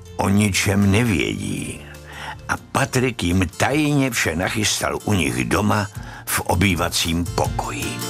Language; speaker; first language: Czech; native; Czech